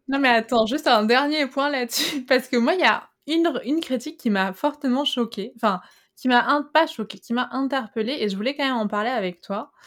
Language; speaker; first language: French; native; French